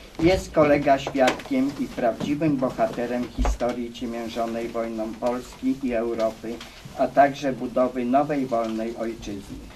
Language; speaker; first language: Polish; native; Polish